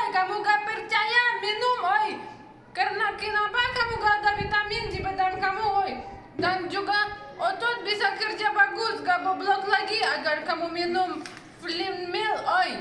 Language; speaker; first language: Indonesian; non-native, learner; Russian